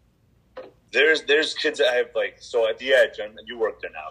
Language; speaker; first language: English; native; English